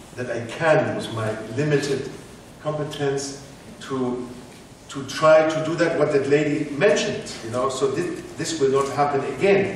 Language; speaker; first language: English; non-native, fluent; German